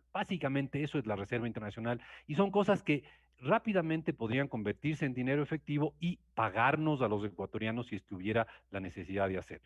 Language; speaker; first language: Spanish; native; Spanish